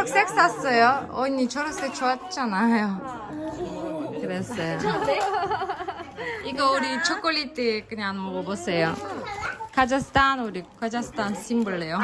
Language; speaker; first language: Korean; non-native, learner; Kazakh